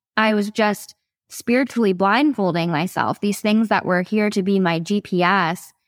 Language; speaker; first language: English; native; English